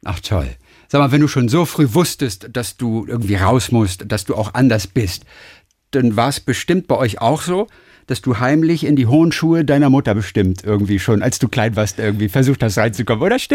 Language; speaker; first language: German; native; German